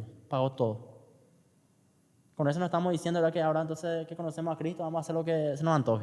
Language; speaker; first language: Spanish; native; Spanish